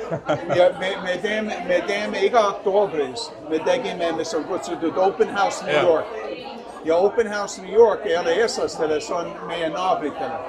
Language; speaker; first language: Estonian; non-native, learner; Finnish